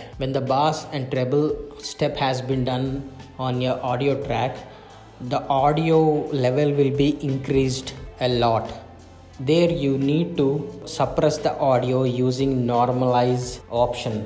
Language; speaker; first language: English; non-native, local second language; Telugu